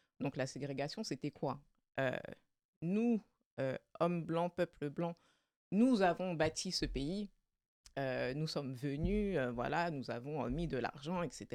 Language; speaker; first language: French; early bilingual, other home language; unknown